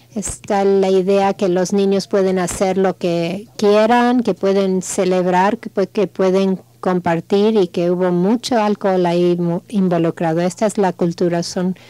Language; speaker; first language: Spanish; non-native, fluent; English